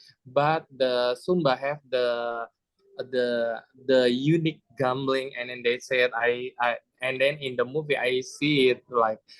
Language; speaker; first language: English; non-native, learner; Indonesian